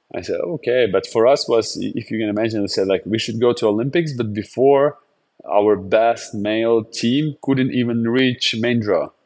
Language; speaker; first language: English; non-native, fluent; Latvian